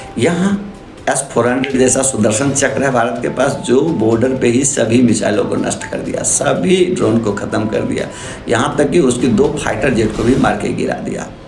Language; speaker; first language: Hindi; non-native, local second language; Maithili